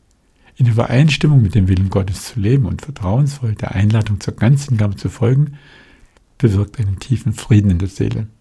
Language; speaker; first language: German; native; German